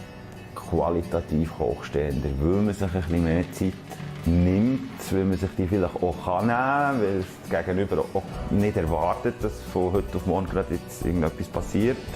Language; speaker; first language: German; native; German